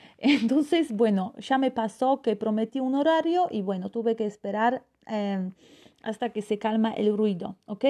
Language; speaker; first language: Spanish; non-native, fluent; Polish